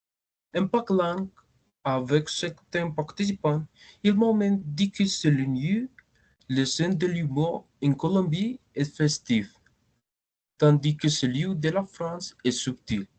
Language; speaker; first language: French; non-native, learner; Spanish